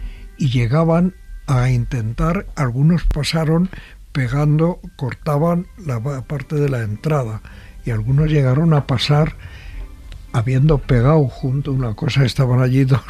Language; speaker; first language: Spanish; native; Spanish